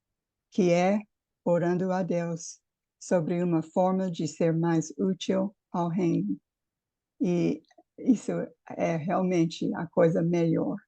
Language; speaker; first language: Portuguese; non-native, fluent; English